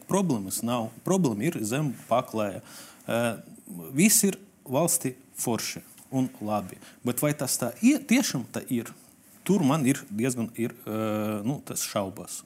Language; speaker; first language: Latvian; non-native, local second language; Russian